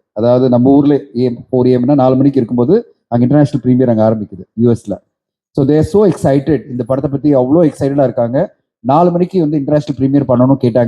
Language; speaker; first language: Tamil; native; Tamil